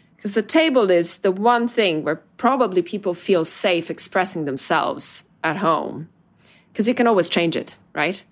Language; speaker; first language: English; non-native, fluent; Italian